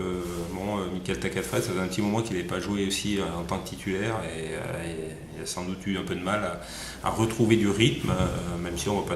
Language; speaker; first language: French; native; French